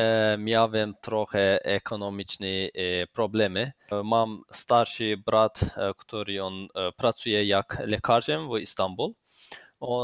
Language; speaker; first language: Polish; non-native, learner; Azerbaijani